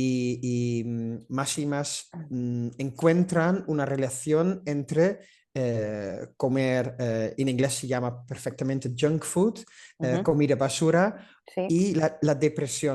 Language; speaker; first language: Spanish; non-native, fluent; Dutch